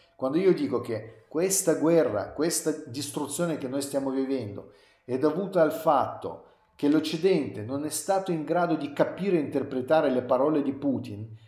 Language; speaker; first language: Italian; non-native, fluent; Russian